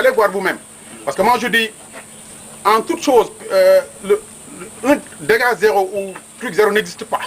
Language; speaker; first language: French; non-native, local second language; Wolof